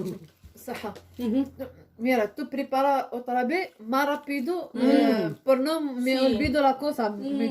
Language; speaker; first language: Spanish; non-native, learner; Arabic